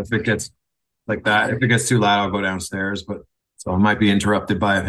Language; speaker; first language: English; native; English